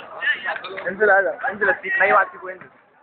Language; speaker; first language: Arabic; native; Arabic